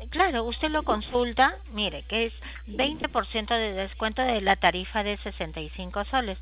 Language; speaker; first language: Spanish; native; Spanish